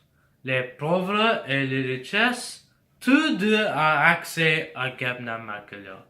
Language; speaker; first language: French; non-native, learner; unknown